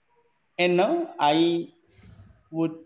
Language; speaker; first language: English; non-native, learner; Indonesian